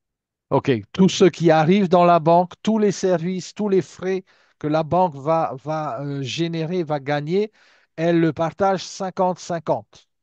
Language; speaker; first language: French; native; French